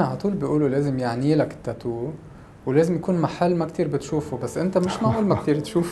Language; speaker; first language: Arabic; native; Arabic